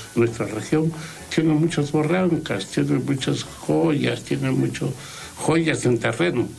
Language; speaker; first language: Spanish; non-native, local second language; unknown